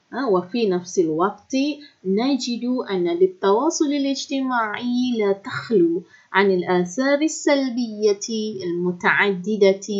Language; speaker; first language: Arabic; non-native, fluent; Malay